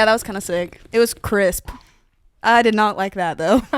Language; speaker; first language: English; native; English